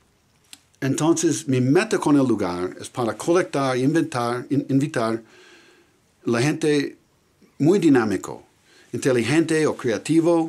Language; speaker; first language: Spanish; non-native, fluent; English